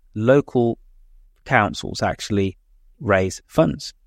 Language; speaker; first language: English; native; English